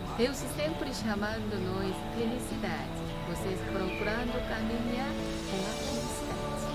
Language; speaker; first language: Portuguese; non-native, learner; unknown